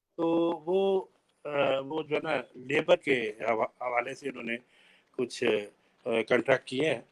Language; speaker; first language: Urdu; native; Urdu